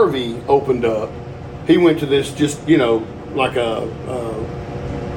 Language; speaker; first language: English; native; English